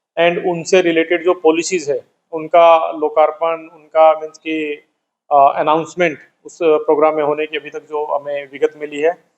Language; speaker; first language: Hindi; non-native, local second language; Gujarati